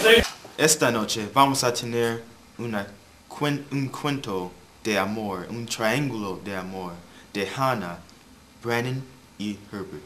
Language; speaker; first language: Spanish; non-native, learner; English